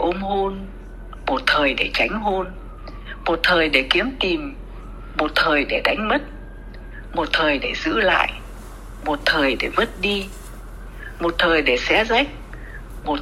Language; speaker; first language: Vietnamese; native; Vietnamese